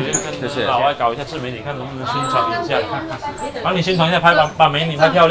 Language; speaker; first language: Chinese; native; Chinese